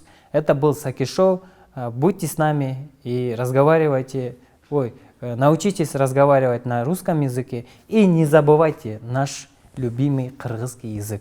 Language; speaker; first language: Russian; non-native, local second language; Kyrgyz